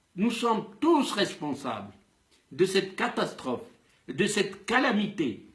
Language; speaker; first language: French; non-native, local second language; Arabic